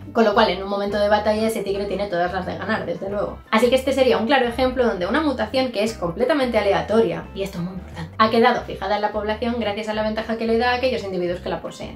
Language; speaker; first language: Spanish; native; Spanish